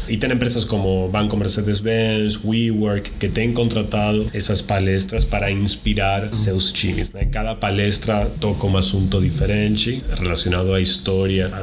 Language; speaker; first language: Portuguese; non-native, fluent; Spanish